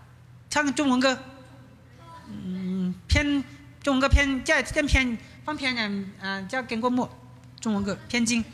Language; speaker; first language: Chinese; native; Chinese